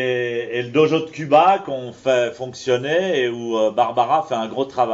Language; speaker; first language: French; native; French